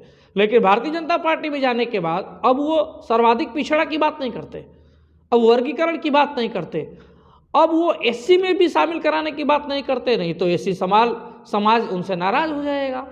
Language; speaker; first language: Hindi; native; Hindi